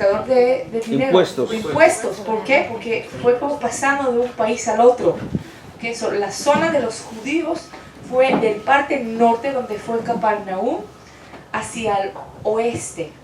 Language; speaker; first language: Spanish; non-native, fluent; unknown